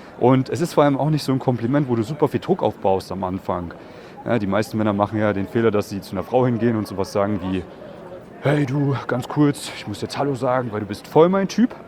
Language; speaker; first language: German; native; German